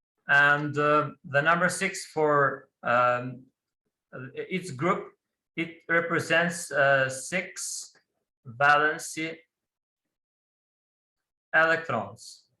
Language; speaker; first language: English; non-native, fluent; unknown